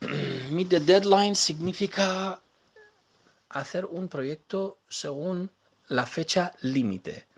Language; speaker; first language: Spanish; non-native, fluent; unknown